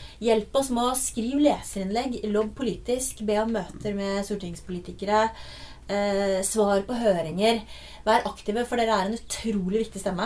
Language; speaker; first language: Norwegian; native; Norwegian